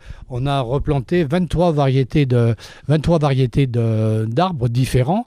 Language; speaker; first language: French; native; French